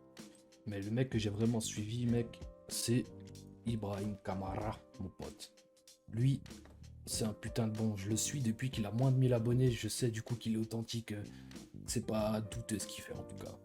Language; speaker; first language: French; native; French